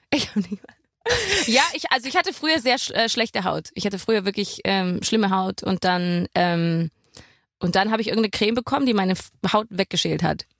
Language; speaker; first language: German; non-native, fluent; English